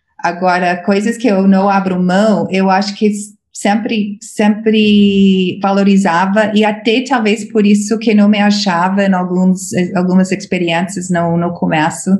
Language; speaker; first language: Portuguese; non-native, fluent; English